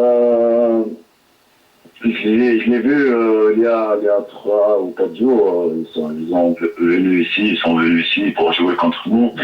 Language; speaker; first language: French; non-native, local second language; Arabic